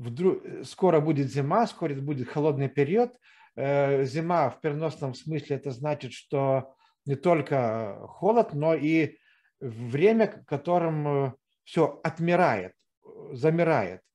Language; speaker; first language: Russian; non-native, fluent; Lithuanian